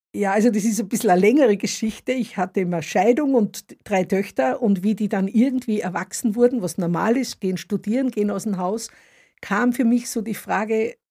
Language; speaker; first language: German; native; German